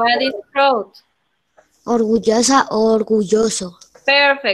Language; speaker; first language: English; non-native, learner; Spanish